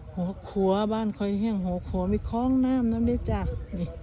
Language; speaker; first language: Thai; native; Thai